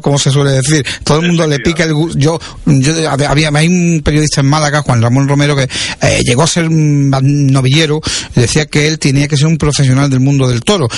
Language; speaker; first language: Spanish; native; Spanish